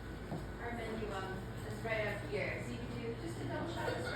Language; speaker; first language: English; native; English